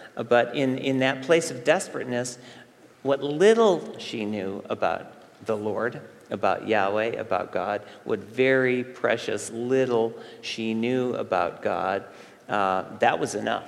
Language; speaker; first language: English; native; English